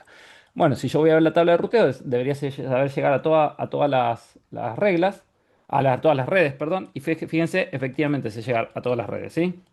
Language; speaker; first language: Spanish; native; Spanish